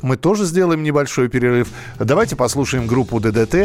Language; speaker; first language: Russian; native; Russian